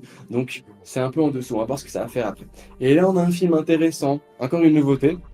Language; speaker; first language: French; native; French